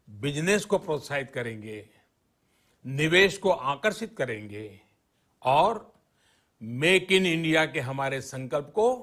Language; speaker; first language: Hindi; non-native, local second language; Gujarati